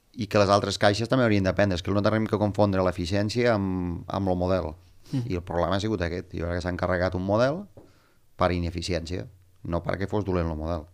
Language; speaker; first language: Catalan; native; Catalan